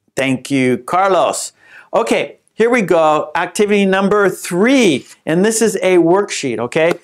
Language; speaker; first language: English; native; English